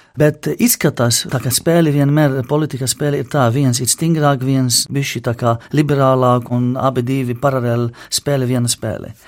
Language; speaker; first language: Latvian; non-native, fluent; Arabic